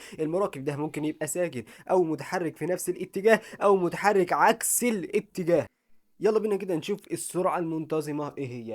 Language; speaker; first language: Arabic; native; Arabic